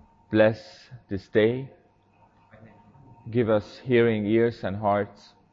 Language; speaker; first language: English; non-native, fluent; Hungarian